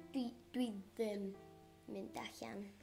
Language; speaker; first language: Welsh; non-native, local second language; English